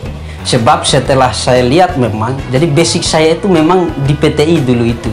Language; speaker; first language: Indonesian; non-native, local second language; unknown